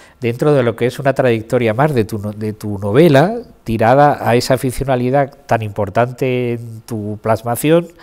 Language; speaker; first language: Spanish; native; Spanish